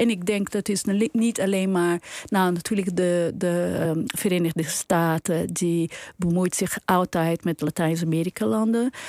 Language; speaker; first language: Dutch; non-native, fluent; Portuguese